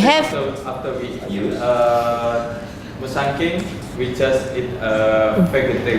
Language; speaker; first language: English; non-native, learner; Malay